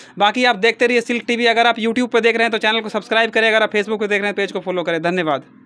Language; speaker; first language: Hindi; native; Hindi